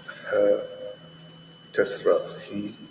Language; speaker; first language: Arabic; non-native, learner; English